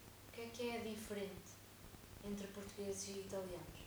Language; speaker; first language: Portuguese; non-native, learner; Italian